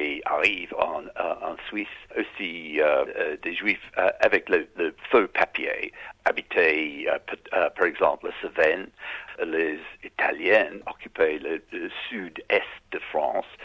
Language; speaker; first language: French; non-native, learner; English